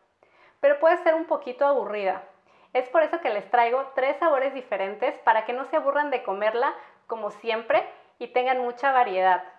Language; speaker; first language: Spanish; native; Spanish